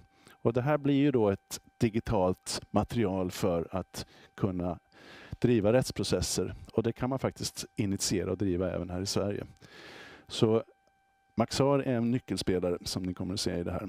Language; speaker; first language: Swedish; native; Swedish